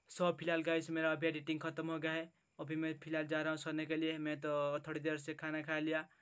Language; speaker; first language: Hindi; non-native, local second language; Odia